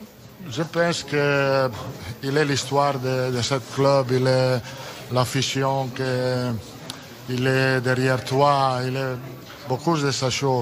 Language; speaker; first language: French; non-native, learner; Italian